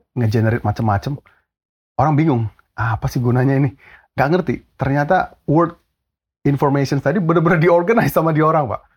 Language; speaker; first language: Indonesian; native; Indonesian